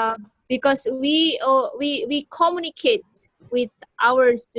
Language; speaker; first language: English; non-native, learner; Indonesian